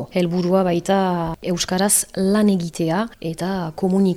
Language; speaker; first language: Basque; native; Basque